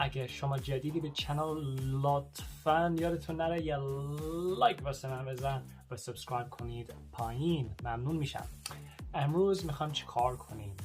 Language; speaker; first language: Persian; early bilingual, heritage; Persian